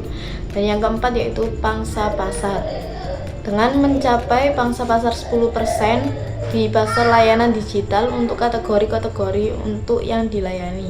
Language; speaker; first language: Indonesian; native; Indonesian